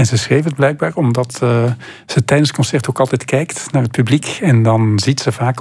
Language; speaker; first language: Dutch; native; Dutch